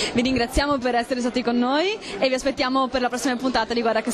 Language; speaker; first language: Italian; native; Italian